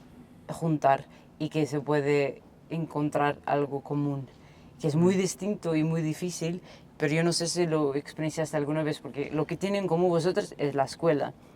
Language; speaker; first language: Spanish; non-native, fluent; Portuguese